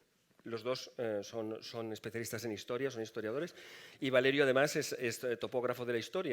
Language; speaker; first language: Spanish; native; Spanish